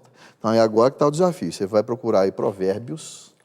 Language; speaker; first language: Portuguese; native; Portuguese